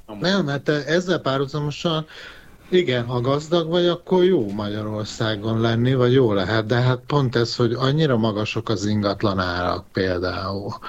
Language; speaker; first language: Hungarian; native; Hungarian